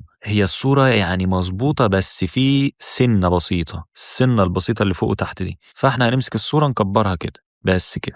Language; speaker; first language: Arabic; native; Arabic